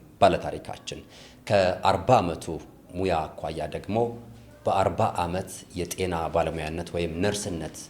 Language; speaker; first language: Amharic; native; Amharic